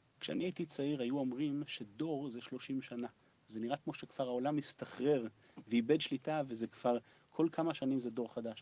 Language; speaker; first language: Hebrew; non-native, fluent; English